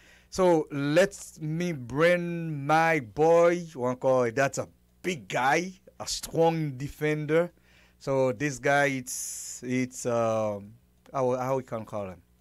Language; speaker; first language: English; non-native, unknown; Haitian Creole